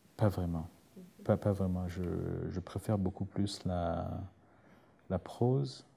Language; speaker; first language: French; non-native, local second language; Rundi